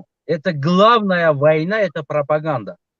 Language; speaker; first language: Russian; non-native, local second language; Tajik